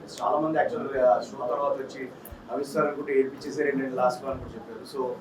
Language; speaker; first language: Telugu; native; Telugu